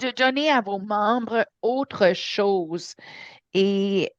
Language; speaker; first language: French; non-native, learner; English